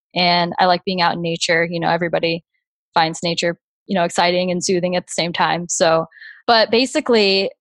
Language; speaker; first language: English; native; English